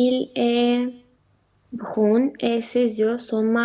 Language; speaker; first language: French; non-native, learner; Romanian